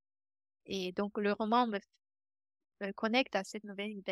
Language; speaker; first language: French; non-native, fluent; Romanian